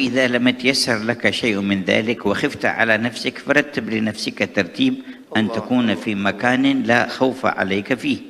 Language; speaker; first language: Arabic; native; Arabic